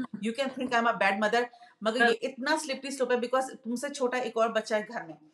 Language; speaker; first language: Urdu; native; Urdu